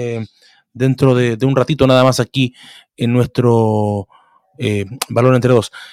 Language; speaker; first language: Spanish; native; Spanish